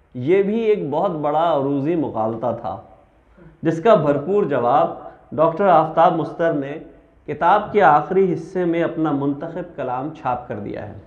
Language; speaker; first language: Urdu; native; Urdu